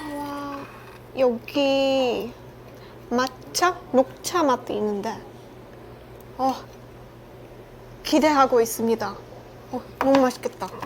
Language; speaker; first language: Korean; non-native, learner; Czech